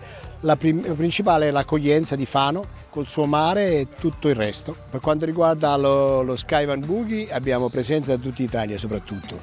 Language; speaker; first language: Italian; native; Italian